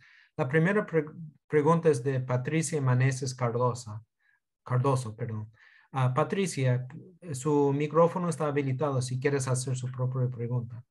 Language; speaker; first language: Spanish; non-native, fluent; English